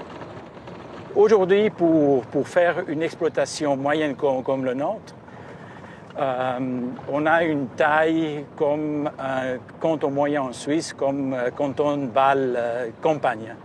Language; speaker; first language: French; early bilingual, heritage; Spanish